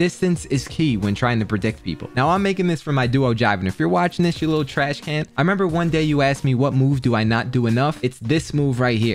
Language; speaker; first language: English; native; English